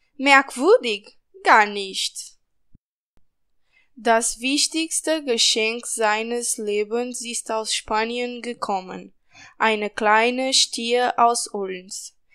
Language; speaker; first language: German; non-native, learner; Portuguese